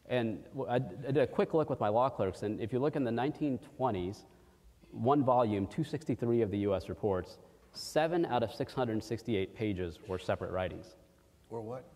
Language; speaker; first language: English; early bilingual, other home language; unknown